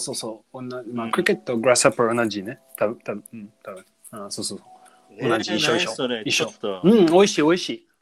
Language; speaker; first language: Japanese; non-native, learner; English